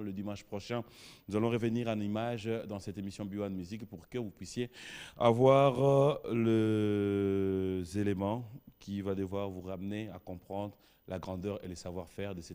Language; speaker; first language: French; non-native, local second language; Lingala